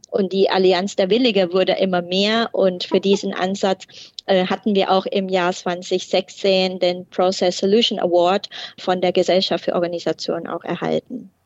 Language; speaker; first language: German; non-native, fluent; Thai